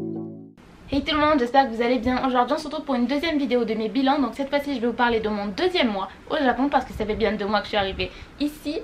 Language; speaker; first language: French; native; French